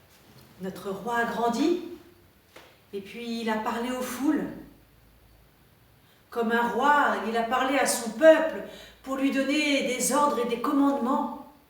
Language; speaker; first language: French; native; French